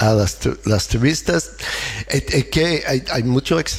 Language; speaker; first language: Spanish; non-native, learner; English